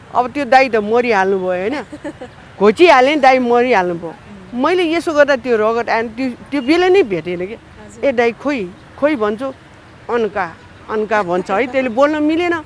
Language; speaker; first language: Nepali; non-native, local second language; Newari